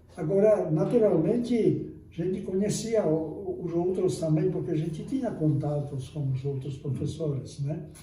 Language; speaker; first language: Portuguese; non-native, fluent; Czech